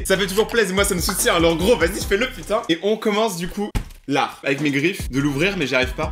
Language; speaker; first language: French; native; French